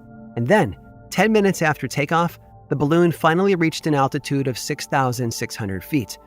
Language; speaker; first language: English; native; English